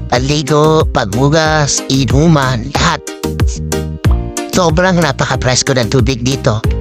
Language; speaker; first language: Filipino; native; Filipino